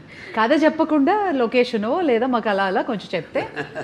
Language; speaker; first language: Telugu; native; Telugu